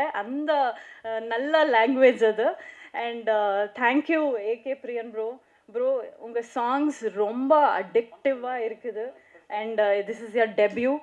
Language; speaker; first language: Tamil; non-native, learner; Kannada